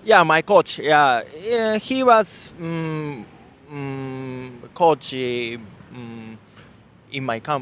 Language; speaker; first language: English; non-native, learner; Japanese